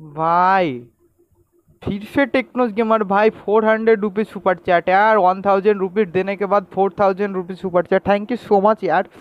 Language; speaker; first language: Hindi; non-native, local second language; Bangla